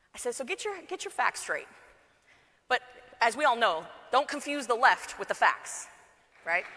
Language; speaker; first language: English; native; English